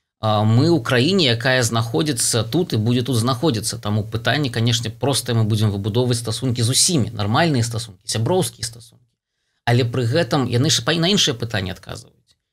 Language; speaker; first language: Belarusian; non-native, local second language; Russian